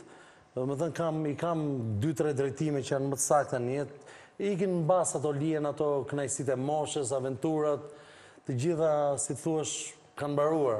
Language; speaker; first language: Albanian; native; Albanian